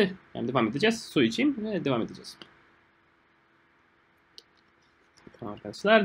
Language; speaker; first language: Turkish; non-native, fluent; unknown